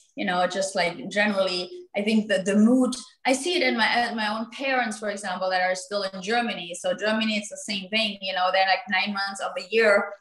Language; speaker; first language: English; non-native, fluent; German